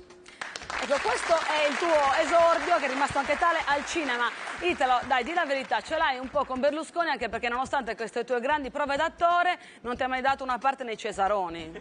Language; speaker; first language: Italian; native; Italian